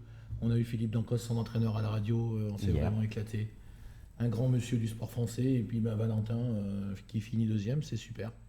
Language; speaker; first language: French; native; French